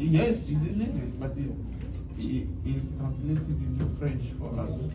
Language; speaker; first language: English; non-native, learner; French